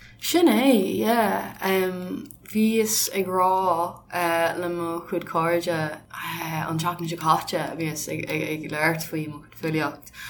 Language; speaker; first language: Irish; non-native, local second language; English